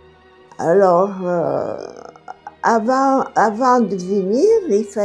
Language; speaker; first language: French; non-native, fluent; Bulgarian